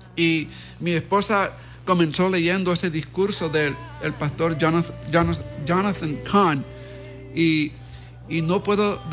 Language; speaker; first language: Spanish; early bilingual, heritage; Spanish